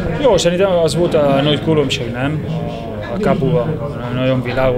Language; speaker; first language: Hungarian; non-native, learner; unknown